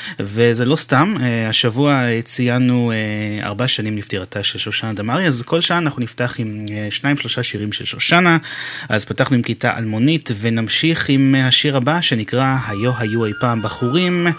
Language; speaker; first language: Hebrew; native; Hebrew